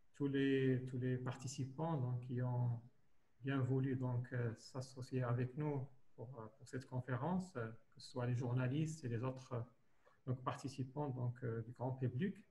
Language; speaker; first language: French; non-native, local second language; Arabic